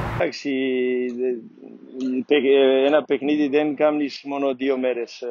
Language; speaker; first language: Greek; non-native, fluent; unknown